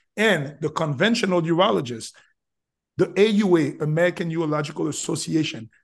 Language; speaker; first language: English; non-native, fluent; Haitian Creole